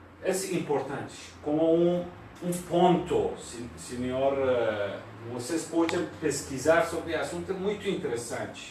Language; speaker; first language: Portuguese; non-native, learner; Persian